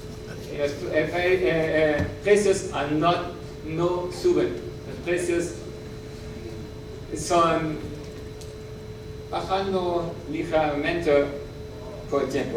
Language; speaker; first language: Spanish; non-native, learner; German